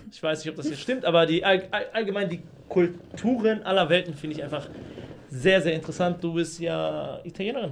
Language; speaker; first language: German; early bilingual, other home language; Greek